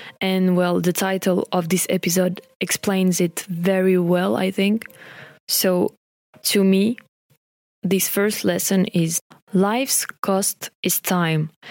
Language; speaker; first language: English; non-native, fluent; French